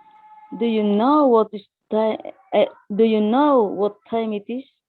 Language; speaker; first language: English; non-native, learner; Indonesian